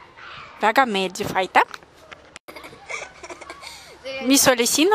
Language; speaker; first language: Estonian; non-native, local second language; Russian